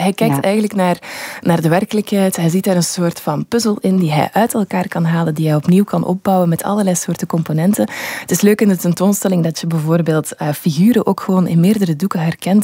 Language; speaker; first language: Dutch; native; Dutch